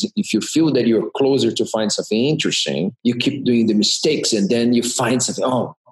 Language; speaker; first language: English; non-native, fluent; Portuguese